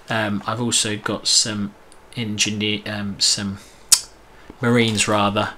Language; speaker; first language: English; native; English